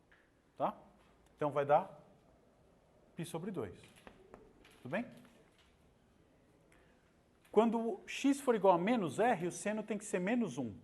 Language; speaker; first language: Portuguese; native; Portuguese